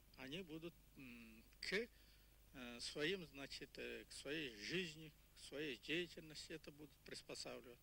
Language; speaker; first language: Russian; non-native, local second language; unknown